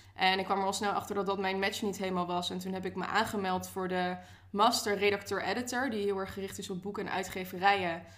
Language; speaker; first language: Dutch; native; Dutch